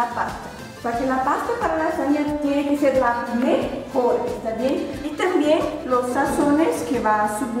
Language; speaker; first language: Spanish; non-native, learner; Portuguese